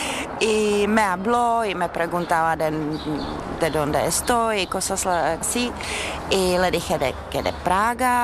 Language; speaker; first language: Spanish; non-native, fluent; Czech